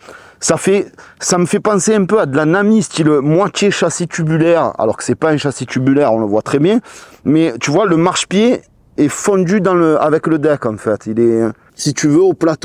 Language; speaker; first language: French; native; French